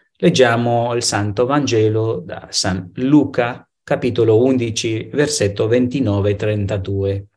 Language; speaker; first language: Italian; non-native, fluent; Spanish